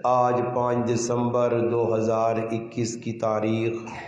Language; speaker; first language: Urdu; non-native, local second language; Punjabi